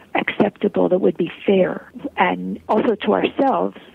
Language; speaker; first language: English; early bilingual, heritage; Polish